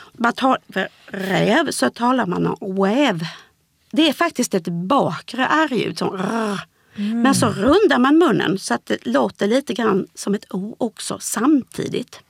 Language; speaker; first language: Swedish; native; Swedish